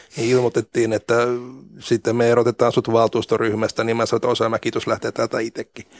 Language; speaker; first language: Finnish; native; Finnish